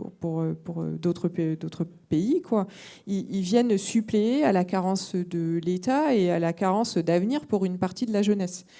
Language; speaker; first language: French; native; French